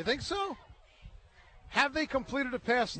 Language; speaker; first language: English; native; English